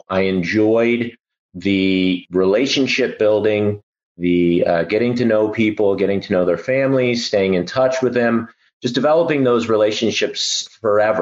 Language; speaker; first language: English; native; English